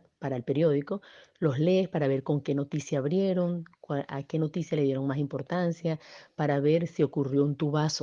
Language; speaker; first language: Spanish; native; Spanish